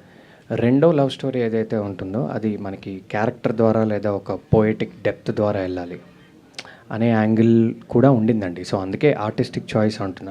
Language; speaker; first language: Telugu; native; Telugu